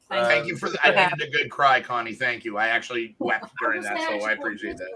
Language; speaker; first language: English; native; English